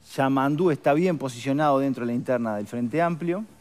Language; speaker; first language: Spanish; native; Spanish